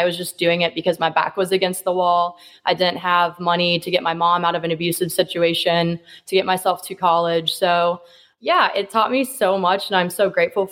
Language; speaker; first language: English; native; English